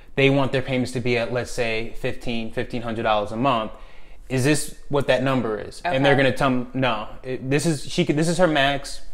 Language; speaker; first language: English; native; English